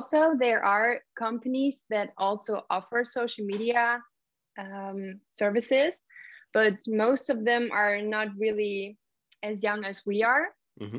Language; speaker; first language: English; non-native, fluent; German